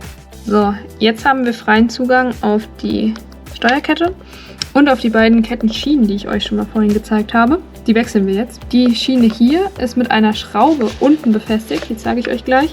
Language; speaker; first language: German; native; German